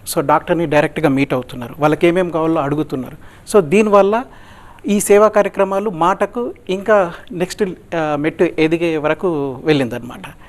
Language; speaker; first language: Telugu; native; Telugu